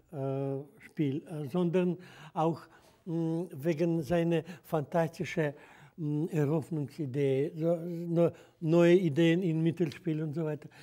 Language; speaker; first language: German; non-native, fluent; Russian